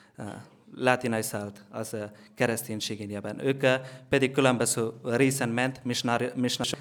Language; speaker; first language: Hungarian; non-native, learner; Malayalam